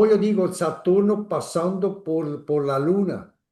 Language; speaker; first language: Spanish; non-native, fluent; German